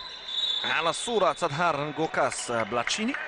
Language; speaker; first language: Arabic; native; Arabic